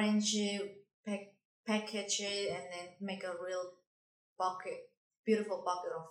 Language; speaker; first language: English; non-native, fluent; Indonesian